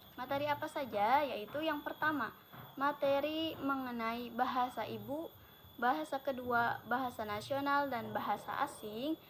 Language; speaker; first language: Indonesian; non-native, local second language; Javanese